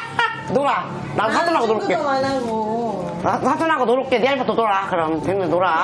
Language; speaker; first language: Korean; native; Korean